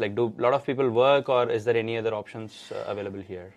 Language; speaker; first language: English; non-native, local second language; Tamil